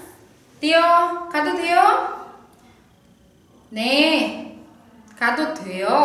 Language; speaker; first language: Korean; non-native, fluent; Indonesian